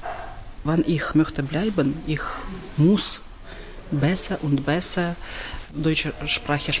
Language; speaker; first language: German; non-native, learner; Ukrainian